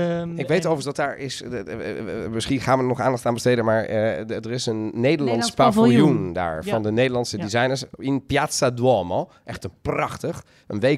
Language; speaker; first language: Dutch; native; Dutch